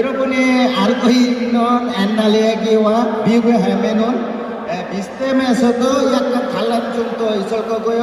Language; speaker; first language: Korean; non-native, fluent; Bangla